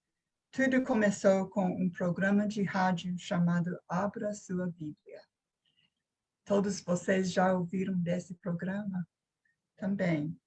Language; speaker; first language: Portuguese; non-native, fluent; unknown